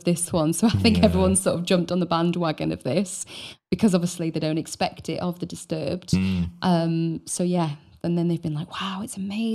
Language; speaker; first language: English; native; English